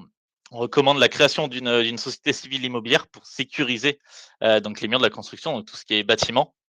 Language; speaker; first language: French; native; French